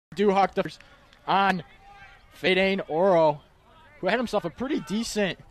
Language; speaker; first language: English; native; English